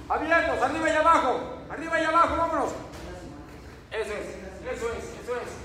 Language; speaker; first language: Spanish; native; Spanish